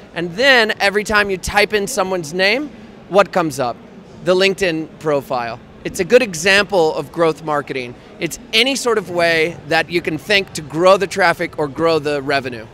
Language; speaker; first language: English; native; English